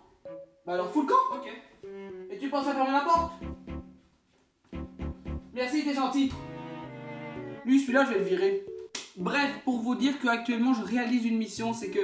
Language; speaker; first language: French; native; French